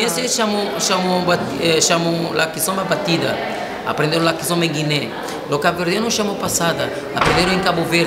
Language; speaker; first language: Spanish; non-native, learner; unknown